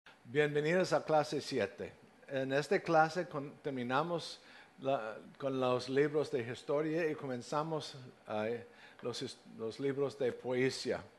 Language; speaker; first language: Spanish; non-native, fluent; English